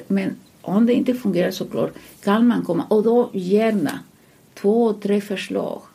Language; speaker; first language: Swedish; non-native, fluent; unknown